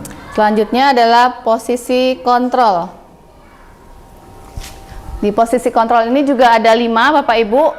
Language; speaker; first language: Indonesian; native; Indonesian